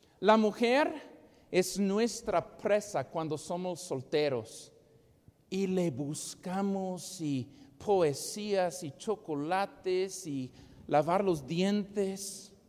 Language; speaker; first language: Spanish; non-native, fluent; English